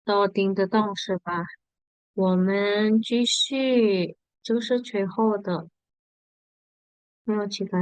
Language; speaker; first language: Chinese; non-native, fluent; Indonesian